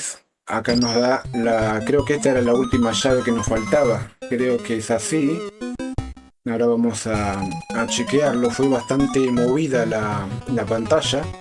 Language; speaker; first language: Spanish; native; Spanish